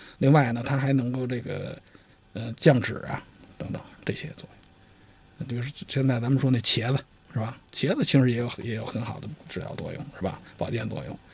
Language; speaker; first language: Chinese; native; Chinese